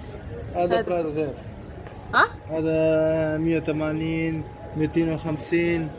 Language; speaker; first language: Arabic; non-native, learner; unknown